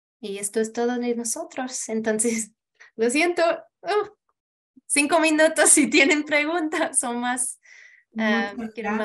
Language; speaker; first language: Spanish; early bilingual, heritage; Spanish